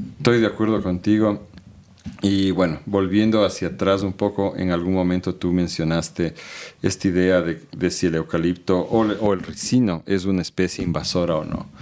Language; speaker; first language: Spanish; native; Spanish